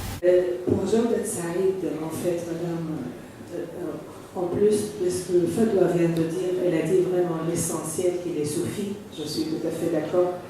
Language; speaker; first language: French; non-native, fluent; Arabic